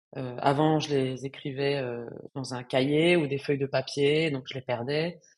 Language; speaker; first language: French; non-native, fluent; Spanish